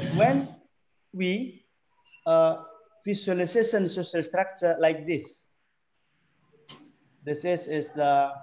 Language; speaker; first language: English; non-native, learner; Indonesian